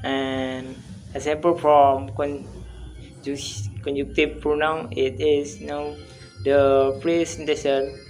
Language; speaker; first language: English; non-native, learner; Indonesian